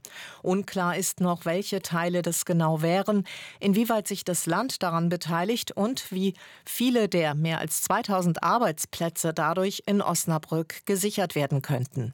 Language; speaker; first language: German; native; German